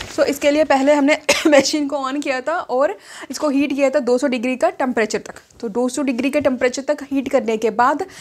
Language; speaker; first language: Hindi; non-native, local second language; Telugu